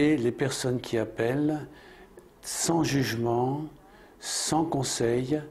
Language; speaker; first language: French; native; French